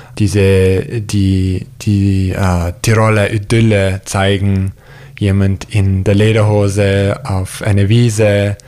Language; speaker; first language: German; early bilingual, heritage; German